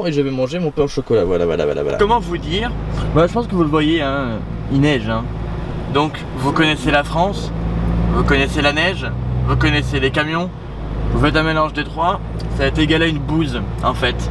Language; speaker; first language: French; native; French